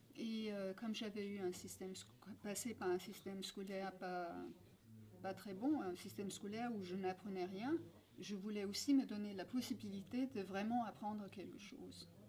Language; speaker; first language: French; non-native, fluent; Danish